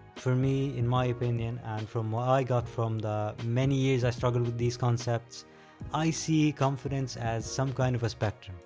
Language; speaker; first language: English; non-native, fluent; Arabic